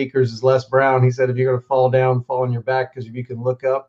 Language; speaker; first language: English; native; English